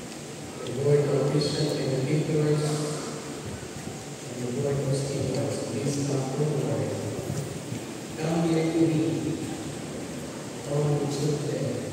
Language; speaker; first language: English; non-native, local second language; Filipino